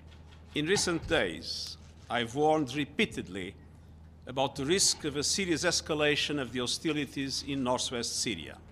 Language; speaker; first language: English; non-native, fluent; Portuguese